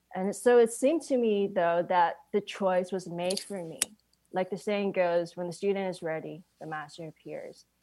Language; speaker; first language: English; non-native, local second language; Cantonese